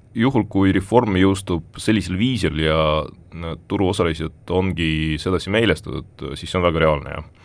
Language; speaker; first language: Estonian; non-native, local second language; Russian